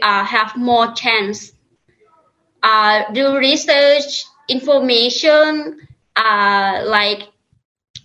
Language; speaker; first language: English; non-native, learner; Lao